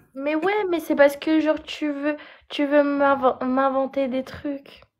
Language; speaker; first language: French; native; French